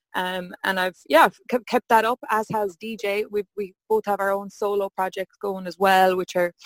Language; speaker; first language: English; native; English